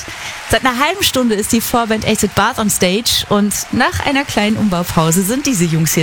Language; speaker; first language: German; native; German